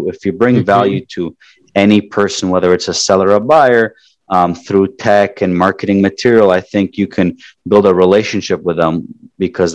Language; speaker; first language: English; native; English